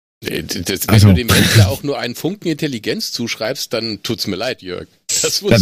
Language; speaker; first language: German; native; German